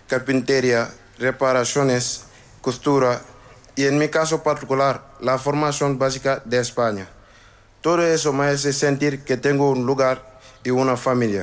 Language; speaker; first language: Spanish; non-native, learner; Wolof